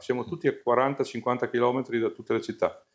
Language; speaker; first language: Italian; native; Italian